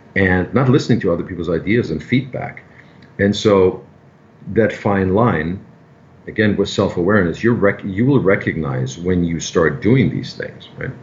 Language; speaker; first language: English; non-native, fluent; German